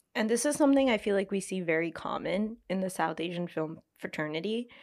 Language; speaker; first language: English; early bilingual, other home language; Hindi